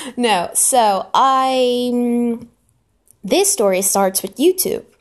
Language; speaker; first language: English; non-native, fluent; Portuguese